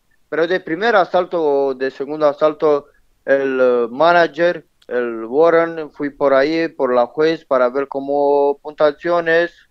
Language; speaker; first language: Spanish; non-native, learner; Romanian